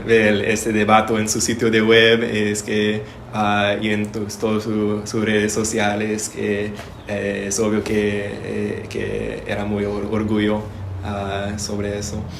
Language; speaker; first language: Spanish; non-native, learner; English